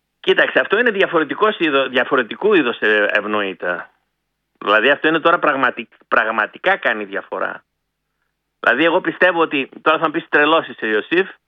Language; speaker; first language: Greek; early bilingual, heritage; Greek